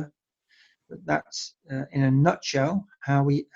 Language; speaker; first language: English; native; English